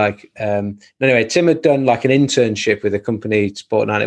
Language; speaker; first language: English; native; English